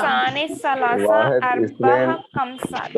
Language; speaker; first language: Arabic; non-native, learner; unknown